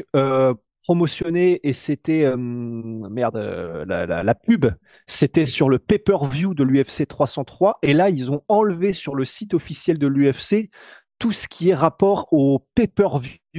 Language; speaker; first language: French; native; French